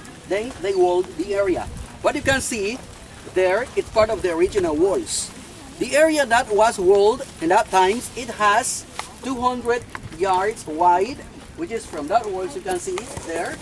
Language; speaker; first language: English; non-native, fluent; Spanish